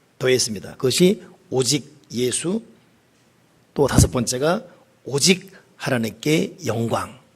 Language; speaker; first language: Korean; native; Korean